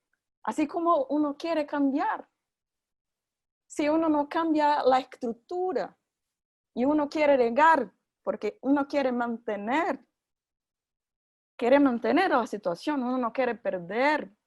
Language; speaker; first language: Spanish; non-native, fluent; Portuguese